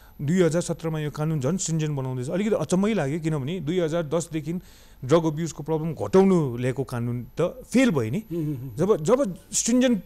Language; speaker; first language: Nepali; native; Nepali